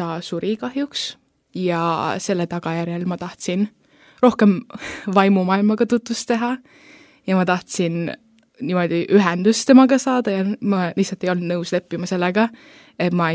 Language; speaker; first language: Estonian; early bilingual, heritage; Estonian